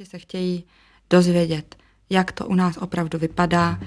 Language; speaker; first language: Czech; native; Czech